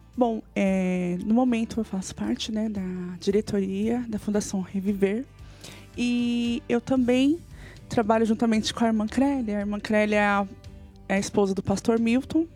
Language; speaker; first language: Portuguese; native; Portuguese